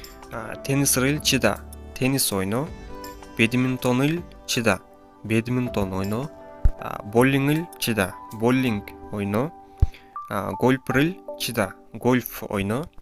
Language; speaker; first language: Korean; non-native, fluent; Kyrgyz